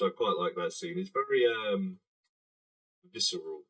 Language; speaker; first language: English; native; English